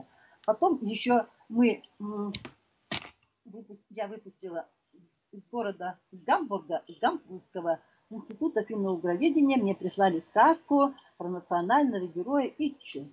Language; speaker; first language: Russian; non-native, local second language; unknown